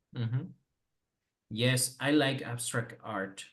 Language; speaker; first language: English; non-native, fluent; Spanish